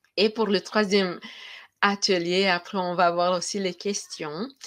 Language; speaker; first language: French; non-native, fluent; Romanian